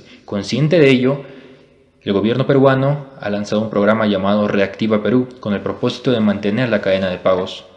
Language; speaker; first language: Spanish; native; Spanish